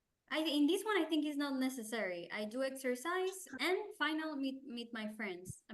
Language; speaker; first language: English; non-native, fluent; Spanish